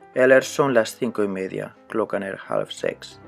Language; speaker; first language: Swedish; non-native, fluent; Spanish